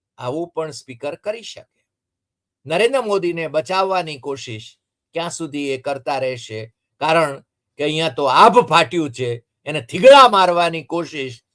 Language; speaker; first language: Gujarati; native; Gujarati